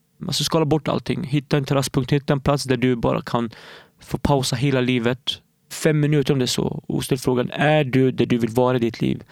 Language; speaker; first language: Swedish; early bilingual, other home language; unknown